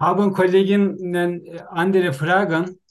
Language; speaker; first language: German; non-native, learner; Turkish